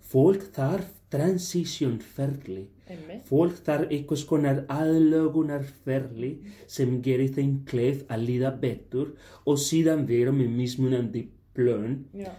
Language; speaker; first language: Icelandic; non-native, fluent; Spanish